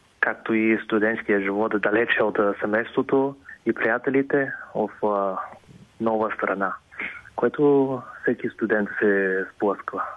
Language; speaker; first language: Bulgarian; non-native, fluent; Chinese